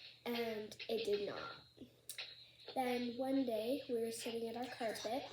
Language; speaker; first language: English; native; English